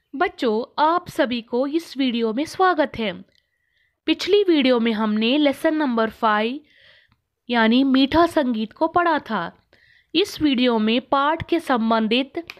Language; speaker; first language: Hindi; non-native, local second language; Kannada